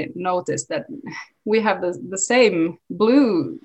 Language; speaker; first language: English; non-native, fluent; Swedish